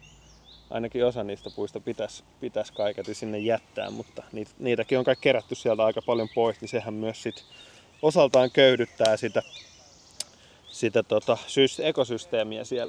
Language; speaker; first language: Finnish; native; Finnish